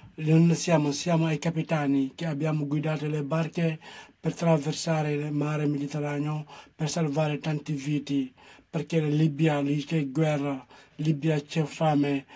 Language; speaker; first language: Italian; non-native, fluent; Wolof